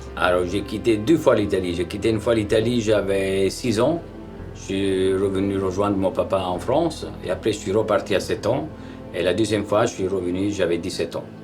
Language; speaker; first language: French; non-native, fluent; Italian